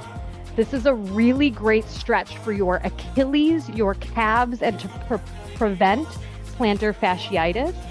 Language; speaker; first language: English; native; English